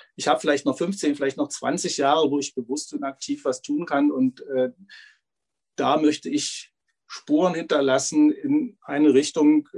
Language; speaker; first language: German; native; German